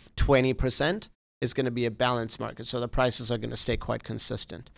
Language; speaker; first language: English; native; English